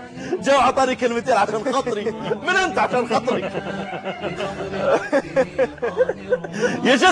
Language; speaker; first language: Arabic; native; Arabic